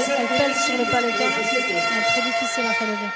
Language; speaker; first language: French; native; French